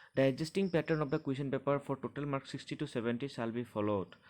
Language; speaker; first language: English; non-native, local second language; Assamese